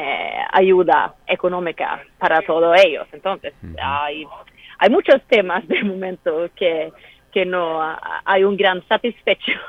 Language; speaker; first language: Spanish; non-native, fluent; Swedish